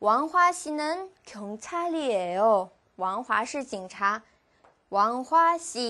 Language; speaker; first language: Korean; non-native, fluent; Chinese